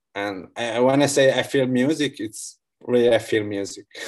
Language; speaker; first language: English; non-native, fluent; Italian